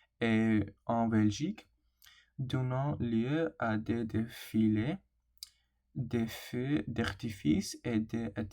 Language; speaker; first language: French; non-native, learner; English